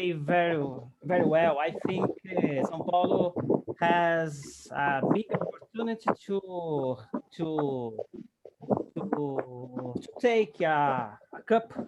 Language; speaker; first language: English; non-native, learner; Portuguese